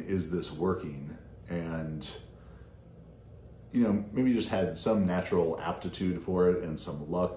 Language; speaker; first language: English; native; English